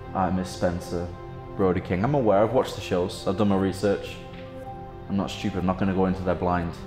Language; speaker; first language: English; native; English